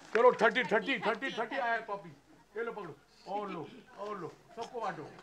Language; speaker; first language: Hindi; non-native, local second language; Marathi